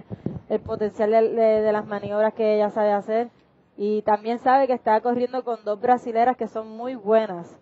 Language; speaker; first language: Spanish; native; Spanish